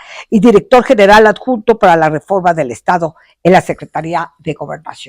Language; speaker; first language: Spanish; native; Spanish